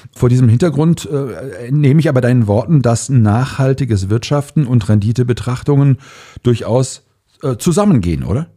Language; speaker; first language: German; native; German